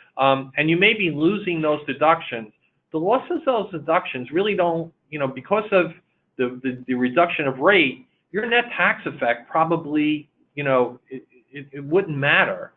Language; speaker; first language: English; native; English